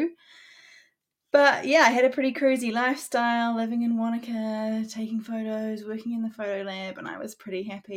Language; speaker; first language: English; native; English